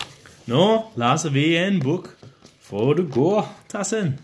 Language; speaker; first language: Norwegian; non-native, learner; English